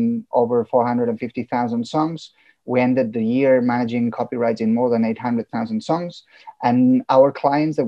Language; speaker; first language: English; non-native, fluent; Catalan